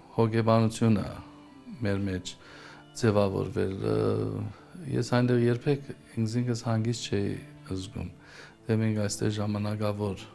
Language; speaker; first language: Armenian; early bilingual, heritage; Armenian